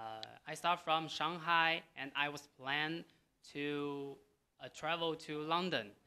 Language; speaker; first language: English; non-native, learner; Chinese